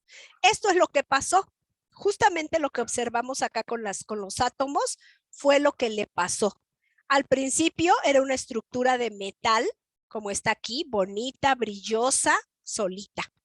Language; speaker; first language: Spanish; native; Spanish